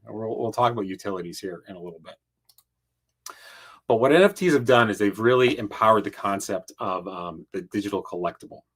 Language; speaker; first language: English; native; English